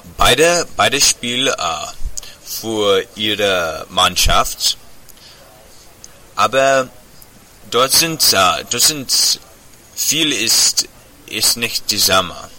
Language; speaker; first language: German; non-native, learner; English